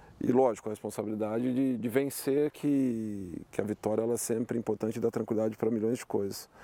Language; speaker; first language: Portuguese; native; Portuguese